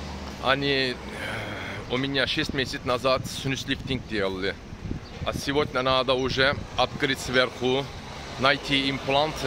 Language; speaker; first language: Russian; non-native, learner; Turkish